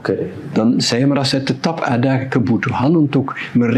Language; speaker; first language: Indonesian; non-native, fluent; Dutch